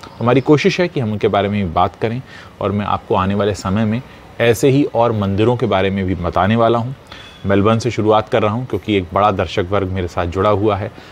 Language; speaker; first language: Hindi; native; Hindi